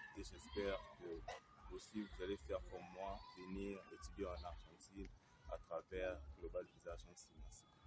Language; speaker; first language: French; non-native, local second language; Lingala